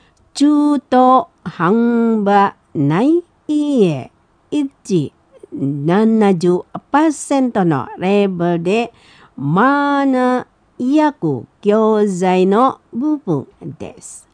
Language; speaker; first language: Japanese; non-native, fluent; Indonesian